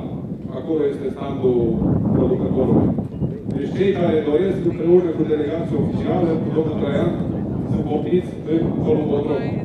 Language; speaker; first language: Romanian; native; Romanian